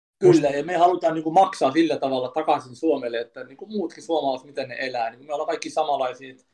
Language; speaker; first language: Finnish; early bilingual, other home language; Kurdish